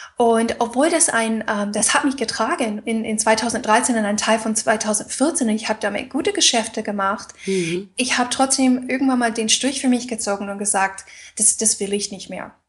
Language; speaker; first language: German; non-native, fluent; English